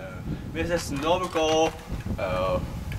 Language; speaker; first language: English; non-native, learner; Japanese